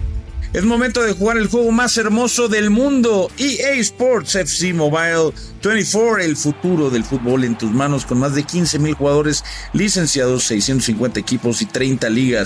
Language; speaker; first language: Spanish; native; Spanish